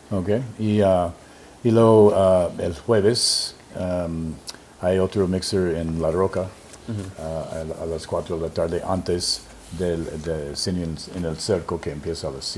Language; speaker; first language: Spanish; non-native, fluent; English